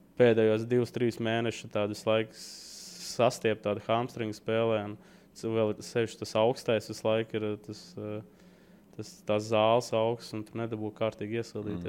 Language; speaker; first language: Latvian; native; Latvian